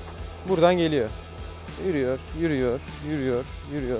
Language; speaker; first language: Turkish; native; Turkish